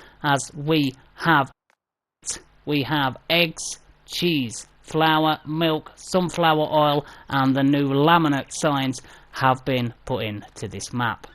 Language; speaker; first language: English; native; English